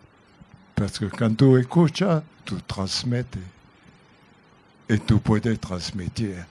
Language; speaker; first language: Spanish; non-native, learner; French